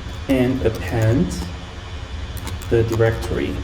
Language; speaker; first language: English; non-native, fluent; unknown